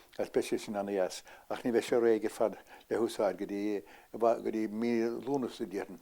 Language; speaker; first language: Irish; native; Irish